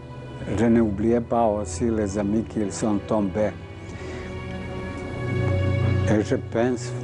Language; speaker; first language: French; non-native, fluent; Serbian